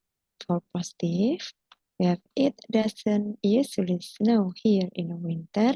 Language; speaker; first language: English; non-native, fluent; Indonesian